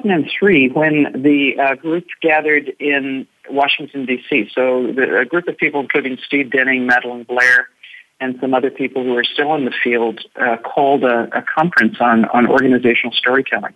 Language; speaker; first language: English; native; English